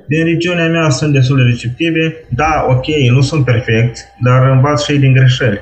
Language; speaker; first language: Romanian; native; Romanian